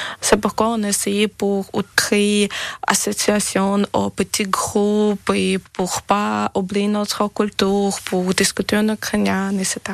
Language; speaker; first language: French; non-native, learner; Ukrainian